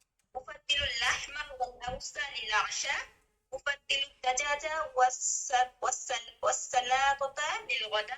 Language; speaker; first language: Arabic; non-native, learner; Bangla